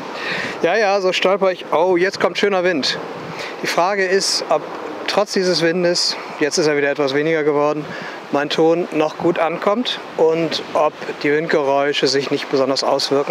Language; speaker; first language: German; native; German